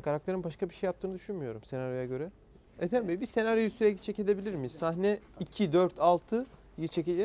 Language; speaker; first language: Turkish; native; Turkish